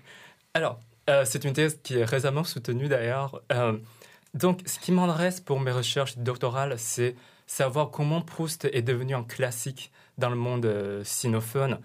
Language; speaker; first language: French; non-native, fluent; Chinese